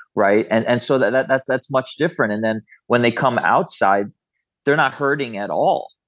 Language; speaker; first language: English; native; English